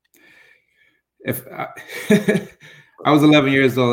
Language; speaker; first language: English; early bilingual, other home language; Jamaican Creole English